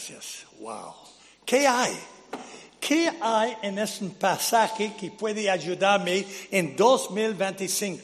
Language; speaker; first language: Spanish; non-native, fluent; English